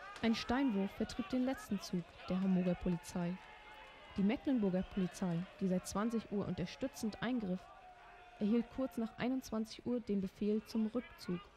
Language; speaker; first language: German; native; German